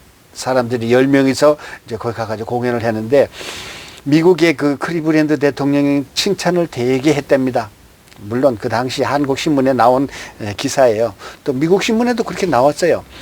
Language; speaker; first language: Korean; native; Korean